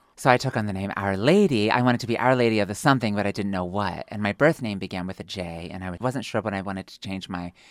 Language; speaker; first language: English; native; English